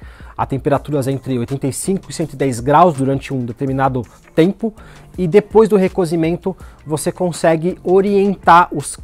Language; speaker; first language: Portuguese; native; Portuguese